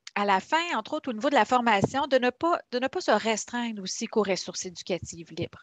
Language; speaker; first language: French; native; French